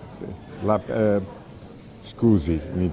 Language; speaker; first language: Italian; non-native, learner; Portuguese